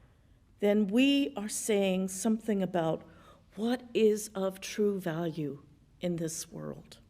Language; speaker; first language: English; native; English